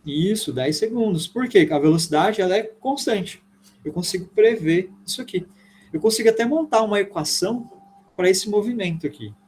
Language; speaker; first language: Portuguese; native; Portuguese